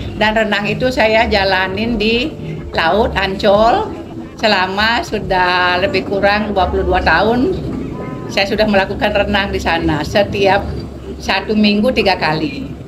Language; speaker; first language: Indonesian; non-native, local second language; Balinese